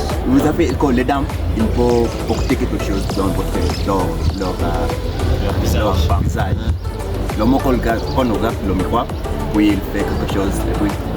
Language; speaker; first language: French; non-native, learner; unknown